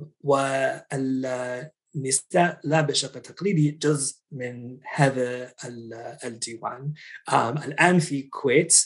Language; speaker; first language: Arabic; non-native, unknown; English